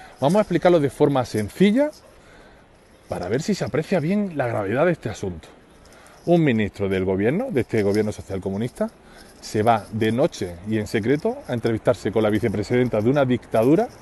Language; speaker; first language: Spanish; native; Spanish